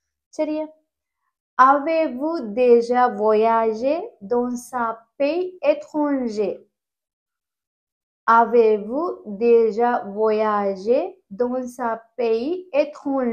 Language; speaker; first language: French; non-native, fluent; Tamil